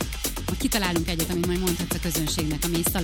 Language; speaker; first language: Hungarian; native; Hungarian